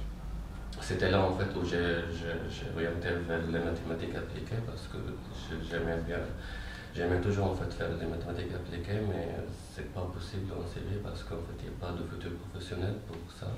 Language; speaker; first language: French; non-native, fluent; Arabic